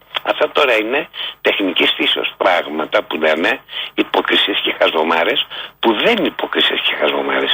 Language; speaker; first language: Greek; native; Greek